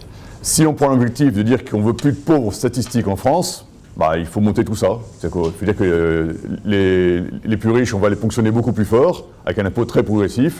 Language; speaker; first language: French; native; French